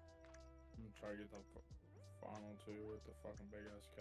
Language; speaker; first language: English; native; English